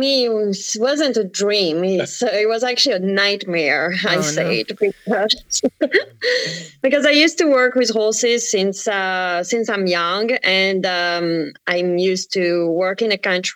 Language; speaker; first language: English; non-native, fluent; French